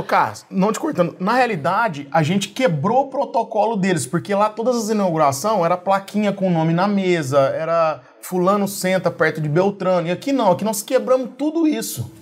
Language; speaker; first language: Portuguese; native; Portuguese